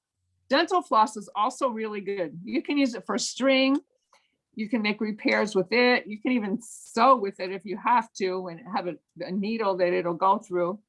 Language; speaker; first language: English; native; English